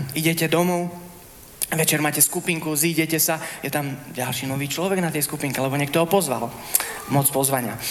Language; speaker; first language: Slovak; early bilingual, heritage; Slovak